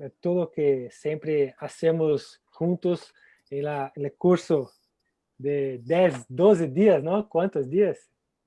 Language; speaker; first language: Spanish; non-native, fluent; Portuguese